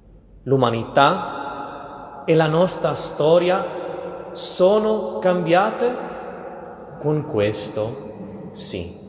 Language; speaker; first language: Italian; non-native, fluent; Portuguese